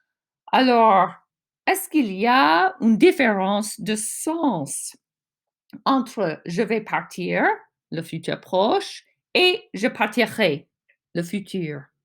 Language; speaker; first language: French; non-native, fluent; English